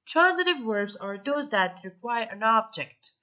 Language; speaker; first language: English; non-native, fluent; Persian